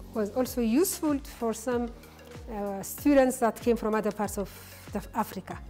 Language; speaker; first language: English; non-native, fluent; Amharic